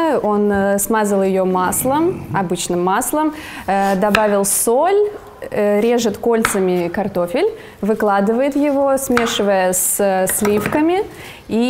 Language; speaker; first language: Russian; native; Russian